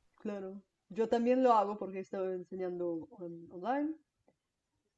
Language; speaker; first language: Spanish; non-native, fluent; Bulgarian